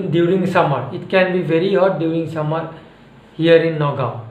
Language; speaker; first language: English; non-native, local second language; Assamese